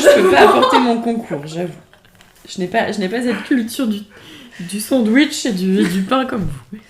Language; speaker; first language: French; native; French